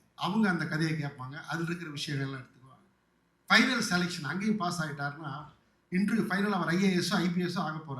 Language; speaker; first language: Tamil; native; Tamil